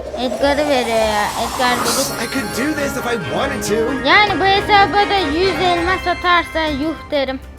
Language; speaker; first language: Turkish; native; Turkish